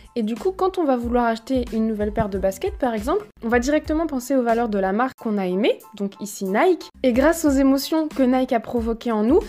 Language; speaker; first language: French; native; French